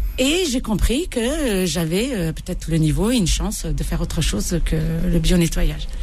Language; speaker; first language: French; non-native, local second language; Arabic